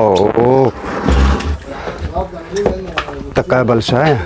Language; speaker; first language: Russian; non-native, learner; Arabic